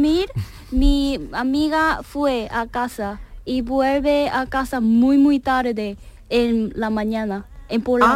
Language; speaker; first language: Spanish; non-native, learner; Korean